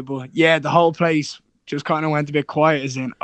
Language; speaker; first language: English; native; English